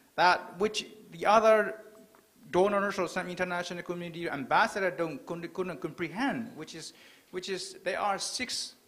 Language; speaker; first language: English; non-native, fluent; Burmese